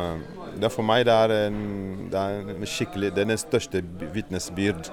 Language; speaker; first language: Norwegian; non-native, fluent; Portuguese